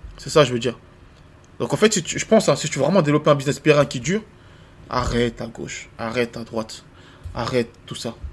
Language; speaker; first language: French; native; French